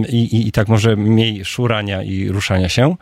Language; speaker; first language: Polish; native; Polish